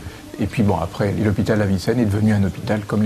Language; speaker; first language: French; native; French